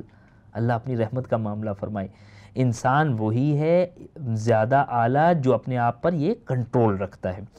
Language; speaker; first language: Urdu; native; Urdu